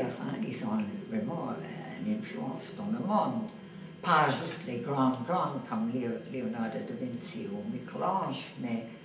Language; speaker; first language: French; non-native, fluent; English